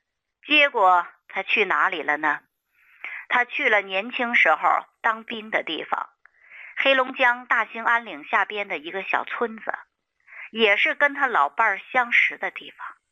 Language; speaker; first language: Chinese; native; Chinese